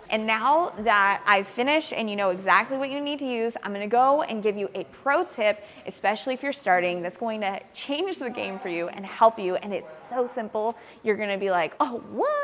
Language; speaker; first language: English; native; English